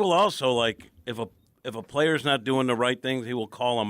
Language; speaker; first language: English; native; English